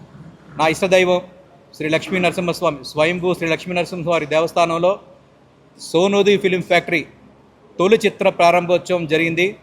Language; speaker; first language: Telugu; native; Telugu